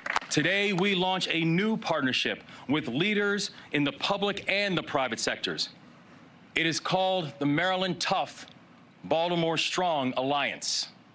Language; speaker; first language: English; native; English